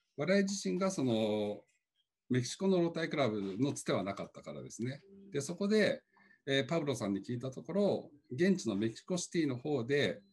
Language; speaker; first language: Japanese; native; Japanese